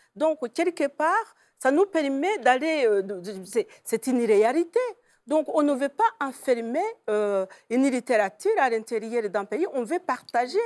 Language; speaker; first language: French; non-native, local second language; Kinyarwanda